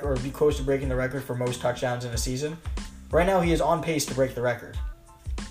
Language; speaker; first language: English; native; English